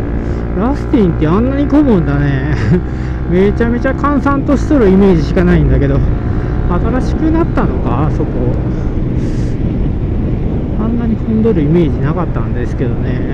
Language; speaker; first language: Japanese; native; Japanese